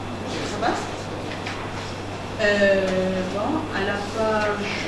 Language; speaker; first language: French; non-native, fluent; Arabic